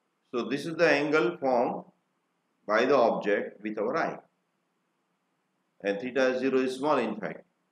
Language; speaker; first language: English; non-native, local second language; Gujarati